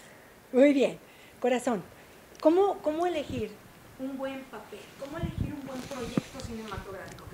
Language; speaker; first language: Spanish; native; Spanish